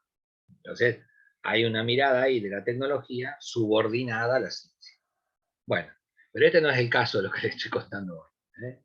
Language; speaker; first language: Spanish; native; Spanish